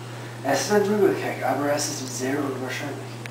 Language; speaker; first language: German; non-native, learner; English